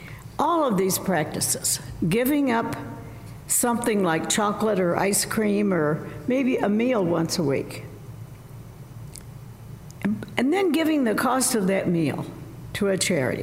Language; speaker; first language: English; native; English